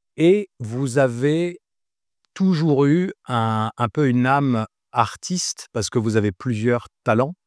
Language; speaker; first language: French; native; French